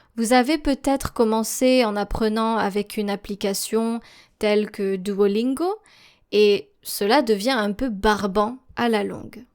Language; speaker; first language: French; native; French